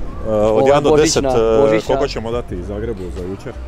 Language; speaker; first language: Croatian; native; Croatian